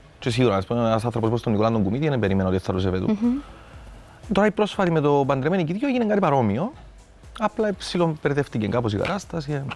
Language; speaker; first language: Greek; native; Greek